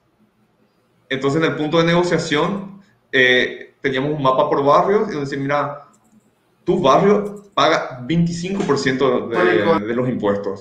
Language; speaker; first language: Spanish; native; Spanish